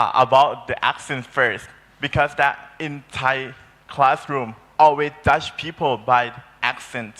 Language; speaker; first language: English; non-native, learner; Thai